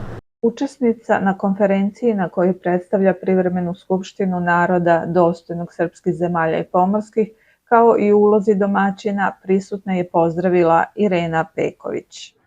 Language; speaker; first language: Serbian; native; Serbian